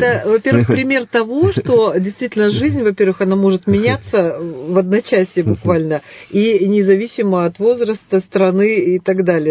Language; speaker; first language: Russian; native; Russian